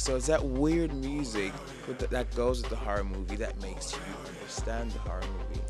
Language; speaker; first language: English; native; English